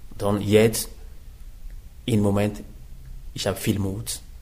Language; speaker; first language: German; non-native, learner; French